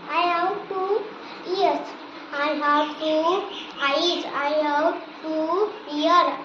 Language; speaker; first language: English; non-native, learner; Marathi